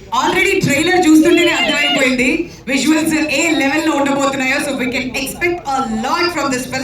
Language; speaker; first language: Telugu; native; Telugu